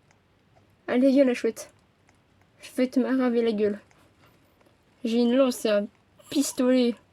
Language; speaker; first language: French; native; French